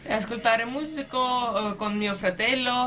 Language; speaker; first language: Italian; non-native, learner; Ukrainian